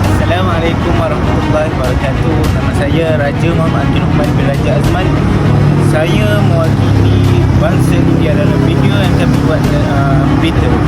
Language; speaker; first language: Malay; native; Malay